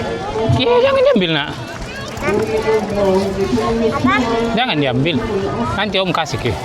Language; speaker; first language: Indonesian; native; Indonesian